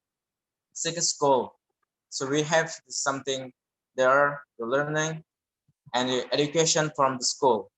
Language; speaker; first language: English; non-native, learner; Indonesian